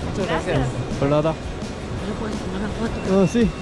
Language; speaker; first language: Spanish; non-native, learner; Korean